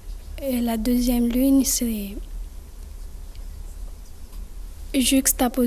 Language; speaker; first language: French; non-native, local second language; Comorian